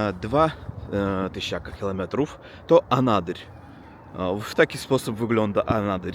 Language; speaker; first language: Polish; non-native, learner; Russian